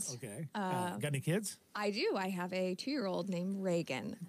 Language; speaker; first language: English; native; English